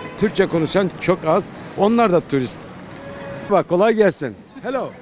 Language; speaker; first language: Turkish; native; Turkish